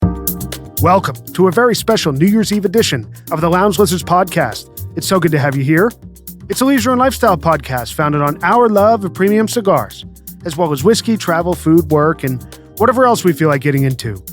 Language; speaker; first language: English; native; English